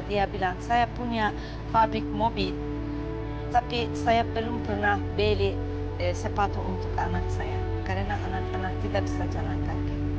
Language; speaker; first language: Indonesian; non-native, learner; Turkish